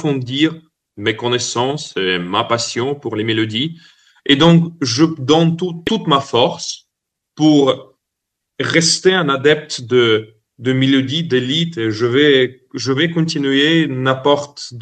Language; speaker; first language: French; non-native, fluent; Russian